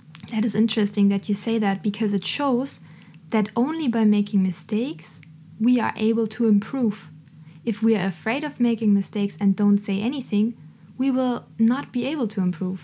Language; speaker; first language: English; non-native, fluent; German